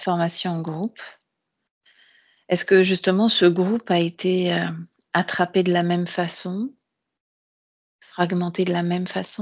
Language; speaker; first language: French; native; French